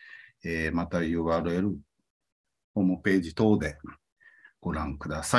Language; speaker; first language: Japanese; native; Japanese